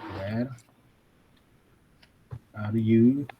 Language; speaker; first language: English; non-native, fluent; Indonesian